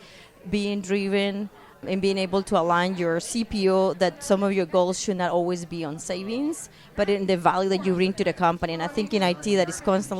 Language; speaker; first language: English; non-native, fluent; Spanish